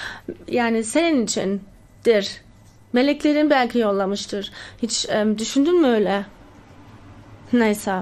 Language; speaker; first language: Turkish; early bilingual, heritage; Turkish